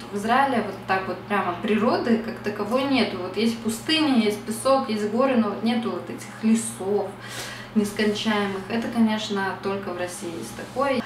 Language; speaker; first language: Russian; native; Russian